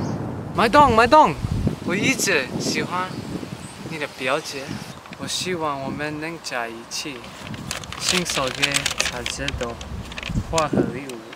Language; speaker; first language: Chinese; non-native, learner; English